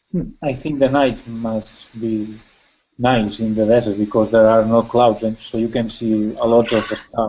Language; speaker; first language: English; non-native, fluent; Spanish